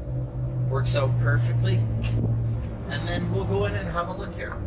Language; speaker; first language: English; native; English